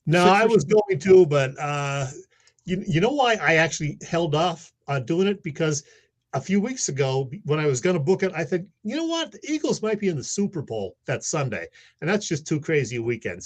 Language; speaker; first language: English; native; English